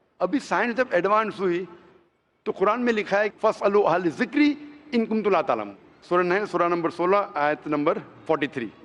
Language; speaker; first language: Hindi; non-native, local second language; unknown